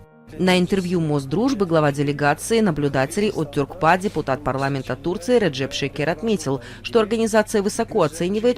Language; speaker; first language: Russian; native; Russian